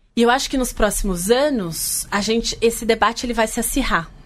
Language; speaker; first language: Portuguese; native; Portuguese